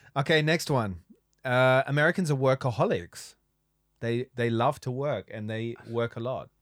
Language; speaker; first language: English; native; English